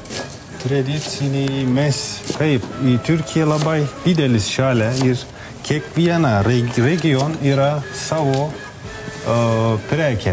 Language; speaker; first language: Lithuanian; non-native, learner; Turkish